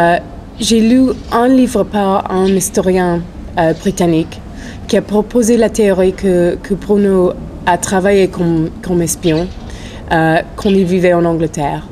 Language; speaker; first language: French; non-native, fluent; English